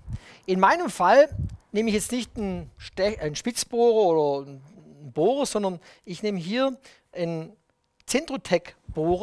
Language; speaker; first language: German; native; German